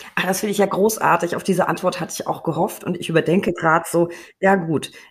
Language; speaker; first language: German; native; German